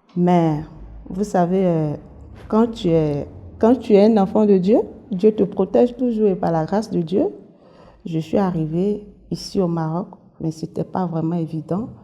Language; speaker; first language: French; native; French